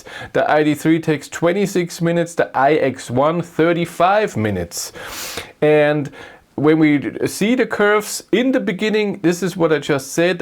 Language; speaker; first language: English; non-native, fluent; German